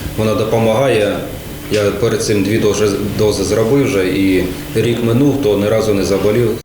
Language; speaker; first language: Ukrainian; native; Ukrainian